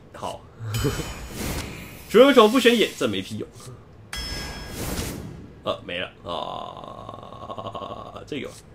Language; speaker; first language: Chinese; native; Chinese